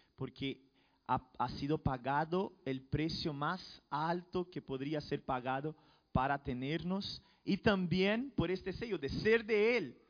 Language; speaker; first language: Spanish; non-native, fluent; Portuguese